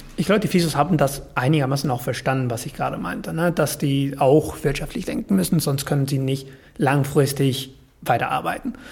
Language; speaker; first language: German; non-native, fluent; Spanish